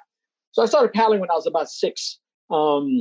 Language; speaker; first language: English; native; English